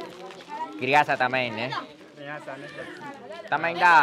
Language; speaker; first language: Portuguese; non-native, learner; Vietnamese